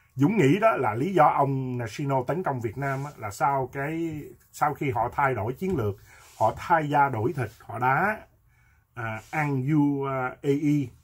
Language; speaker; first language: Vietnamese; native; Vietnamese